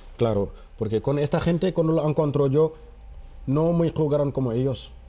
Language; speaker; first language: Spanish; non-native, fluent; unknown